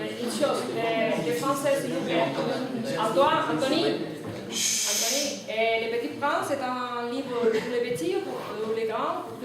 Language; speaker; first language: French; non-native, fluent; Spanish